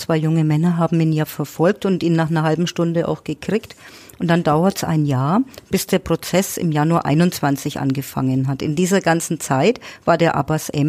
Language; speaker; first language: German; native; German